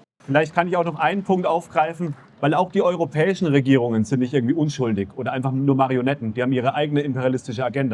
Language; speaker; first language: German; native; German